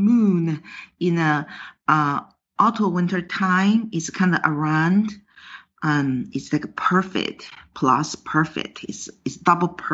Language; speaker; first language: English; non-native, fluent; Chinese